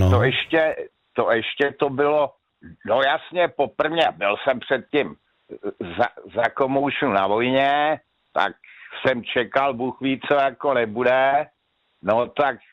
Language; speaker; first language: Czech; native; Czech